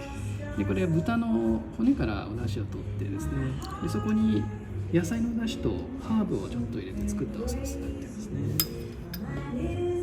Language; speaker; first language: Japanese; native; Japanese